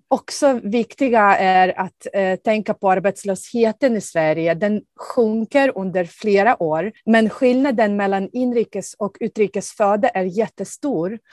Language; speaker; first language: Swedish; non-native, fluent; Ukrainian